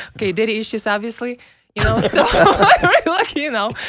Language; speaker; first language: English; non-native, fluent; Russian